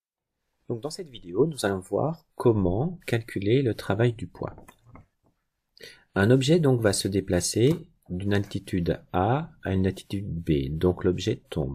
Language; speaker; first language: French; native; French